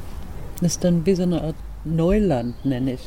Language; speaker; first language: German; native; German